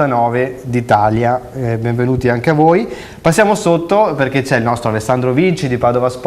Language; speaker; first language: Italian; native; Italian